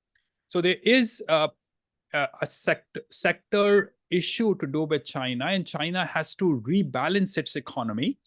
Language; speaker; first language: English; non-native, fluent; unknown